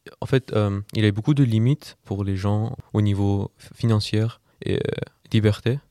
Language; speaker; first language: French; non-native, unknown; Persian